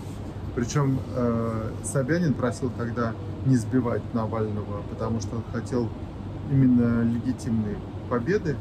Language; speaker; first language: Russian; native; Russian